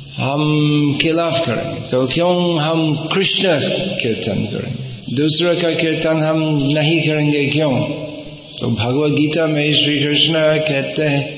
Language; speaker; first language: Hindi; non-native, fluent; English